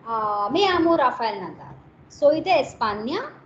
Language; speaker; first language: Spanish; non-native, fluent; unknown